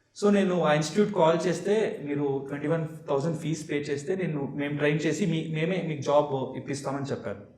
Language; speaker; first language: Telugu; non-native, local second language; Marathi